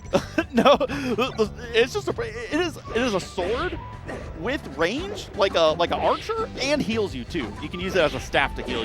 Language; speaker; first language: English; native; English